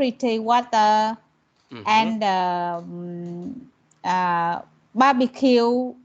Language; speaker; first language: English; non-native, learner; Vietnamese